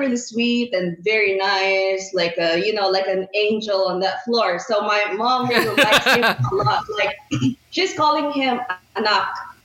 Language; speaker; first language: English; non-native, local second language; Filipino